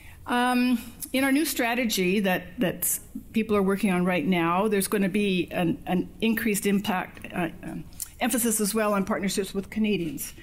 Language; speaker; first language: English; native; English